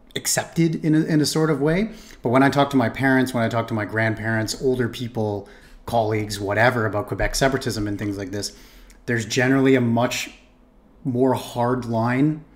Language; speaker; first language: English; native; English